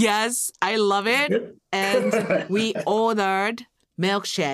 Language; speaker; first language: English; non-native, learner; Japanese